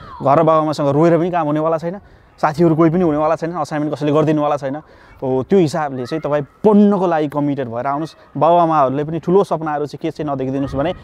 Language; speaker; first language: Nepali; native; Nepali